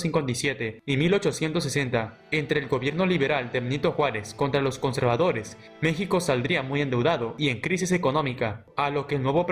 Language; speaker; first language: Spanish; native; Spanish